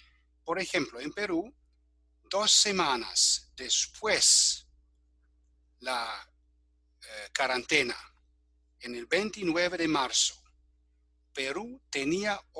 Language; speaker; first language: Spanish; non-native, fluent; German